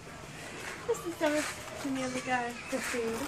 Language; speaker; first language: Portuguese; non-native, learner; English